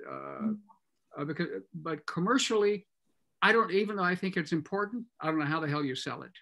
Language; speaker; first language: English; native; English